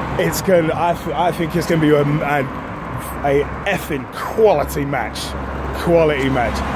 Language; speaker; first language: English; native; English